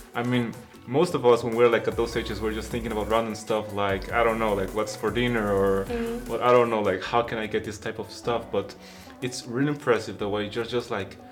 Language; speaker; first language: English; non-native, fluent; Spanish